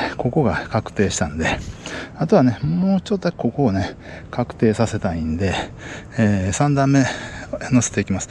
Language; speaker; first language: Japanese; native; Japanese